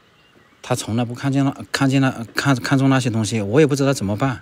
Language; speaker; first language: Chinese; native; Chinese